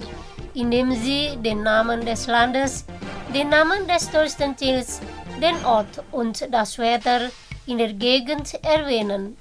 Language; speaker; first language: German; non-native, fluent; Indonesian